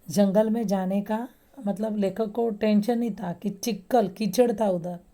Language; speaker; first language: Hindi; non-native, local second language; Marathi